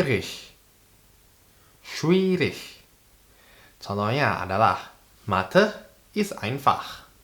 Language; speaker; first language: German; non-native, fluent; Indonesian